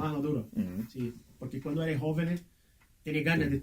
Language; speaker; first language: Spanish; non-native, fluent; Portuguese